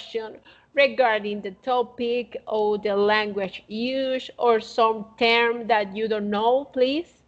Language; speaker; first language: English; non-native, fluent; Spanish